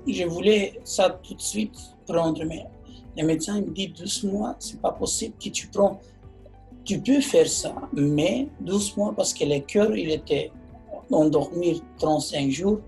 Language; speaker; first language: French; non-native, learner; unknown